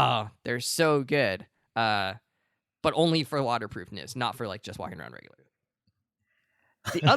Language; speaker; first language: English; native; English